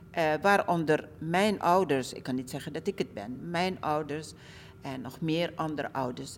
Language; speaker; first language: Dutch; early bilingual, other home language; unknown